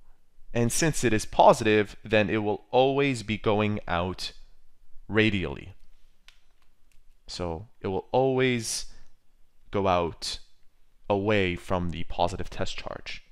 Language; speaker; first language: English; native; English